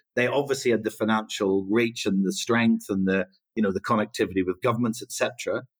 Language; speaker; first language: English; native; English